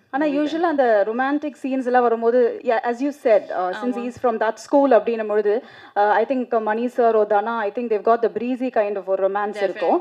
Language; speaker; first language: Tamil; native; Tamil